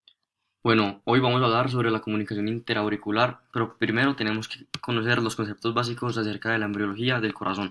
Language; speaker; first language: Spanish; native; Spanish